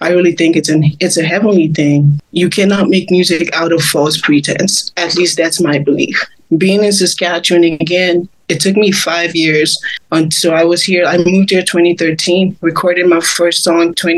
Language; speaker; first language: English; non-native, local second language; Igbo